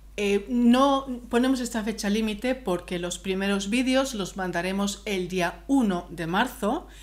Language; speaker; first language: Spanish; native; Spanish